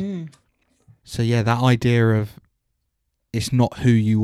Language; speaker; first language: English; native; English